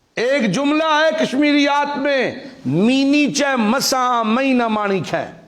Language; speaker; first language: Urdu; non-native, local second language; Punjabi